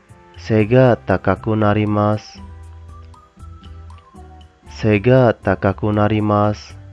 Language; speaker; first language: Japanese; non-native, fluent; Indonesian